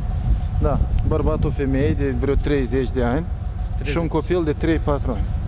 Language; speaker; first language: Romanian; native; Romanian